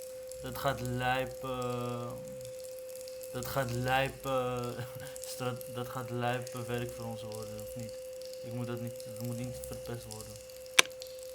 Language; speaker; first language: Dutch; non-native, local second language; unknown